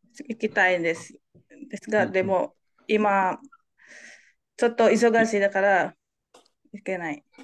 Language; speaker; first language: Japanese; non-native, learner; Indonesian